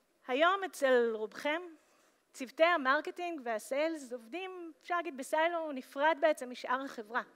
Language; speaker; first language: Hebrew; native; Hebrew